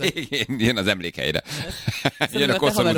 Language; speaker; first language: Hungarian; native; Hungarian